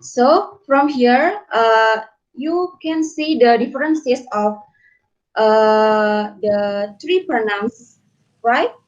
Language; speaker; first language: English; non-native, learner; Indonesian